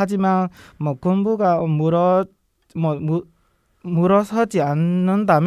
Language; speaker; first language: Korean; non-native, learner; Burmese